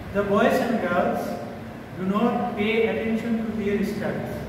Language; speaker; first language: English; non-native, local second language; Bangla